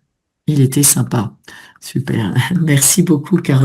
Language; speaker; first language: French; native; French